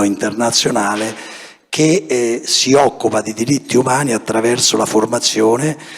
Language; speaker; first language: Italian; native; Italian